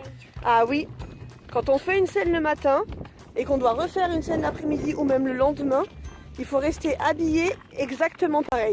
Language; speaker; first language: French; native; French